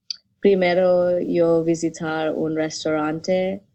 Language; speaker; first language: Spanish; non-native, learner; English